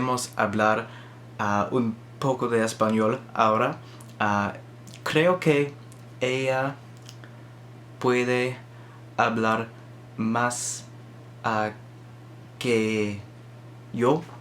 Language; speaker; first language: Spanish; non-native, learner; English